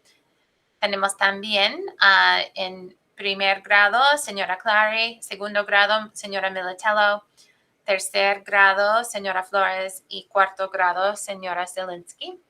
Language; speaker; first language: Spanish; non-native, fluent; English